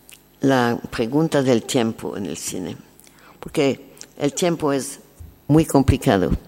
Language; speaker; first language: Spanish; non-native, learner; French